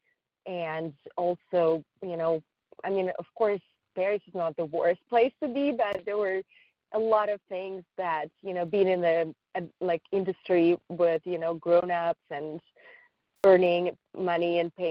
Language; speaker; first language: English; non-native, fluent; Russian